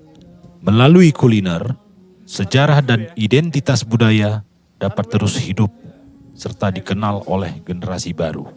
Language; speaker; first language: Indonesian; native; Indonesian